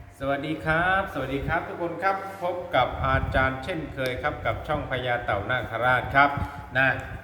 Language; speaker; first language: Thai; non-native, local second language; Northeastern Thai